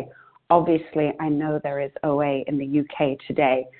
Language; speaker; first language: English; native; English